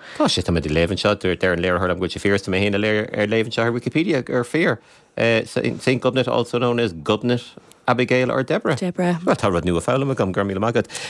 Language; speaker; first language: Irish; native; Irish